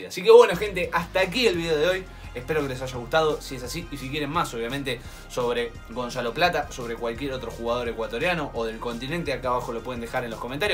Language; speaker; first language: Spanish; native; Spanish